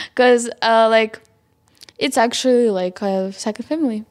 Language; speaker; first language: English; non-native, fluent; Ukrainian